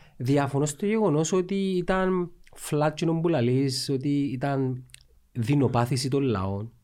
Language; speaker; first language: Greek; early bilingual, other home language; Russian